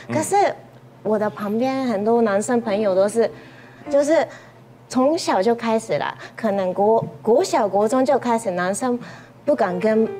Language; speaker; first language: Chinese; non-native, fluent; Japanese